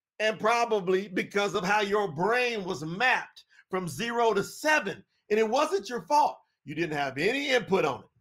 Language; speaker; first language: English; native; English